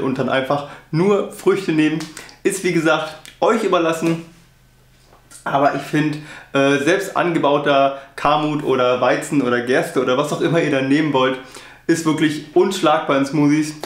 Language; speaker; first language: German; native; German